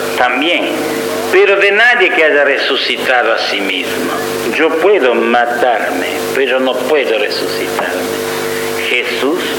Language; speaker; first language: Spanish; non-native, fluent; Italian